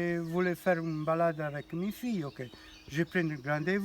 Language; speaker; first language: French; non-native, learner; Italian